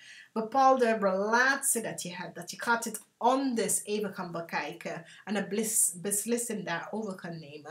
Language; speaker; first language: Dutch; non-native, learner; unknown